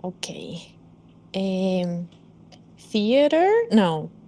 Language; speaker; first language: English; non-native, learner; Portuguese